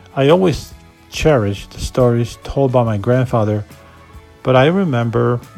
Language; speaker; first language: English; non-native, fluent; Polish